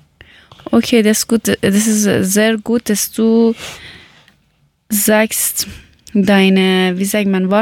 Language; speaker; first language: German; non-native, fluent; Persian